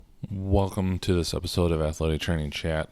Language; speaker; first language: English; native; English